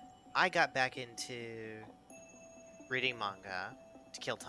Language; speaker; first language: English; native; English